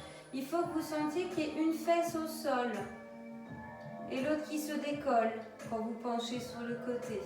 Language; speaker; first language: French; native; French